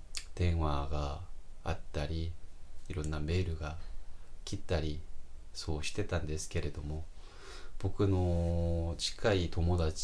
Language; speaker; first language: Japanese; non-native, fluent; Korean